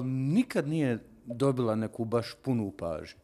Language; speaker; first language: Serbian; native; Serbian